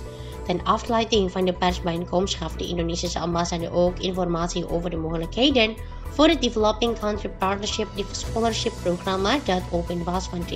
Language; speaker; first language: Dutch; non-native, local second language; Indonesian